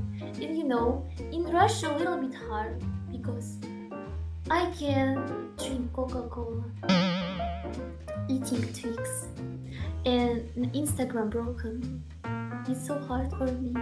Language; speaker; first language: English; non-native, learner; Russian